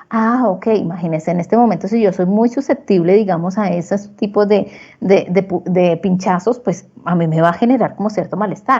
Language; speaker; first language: Spanish; native; Spanish